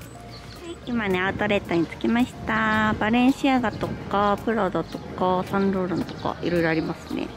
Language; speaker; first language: Japanese; native; Japanese